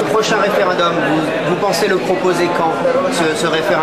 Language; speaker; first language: French; native; French